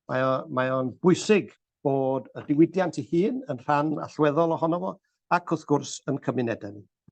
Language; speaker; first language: Welsh; native; Welsh